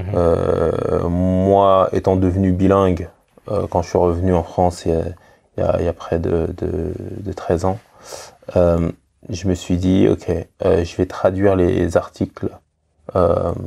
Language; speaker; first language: French; native; French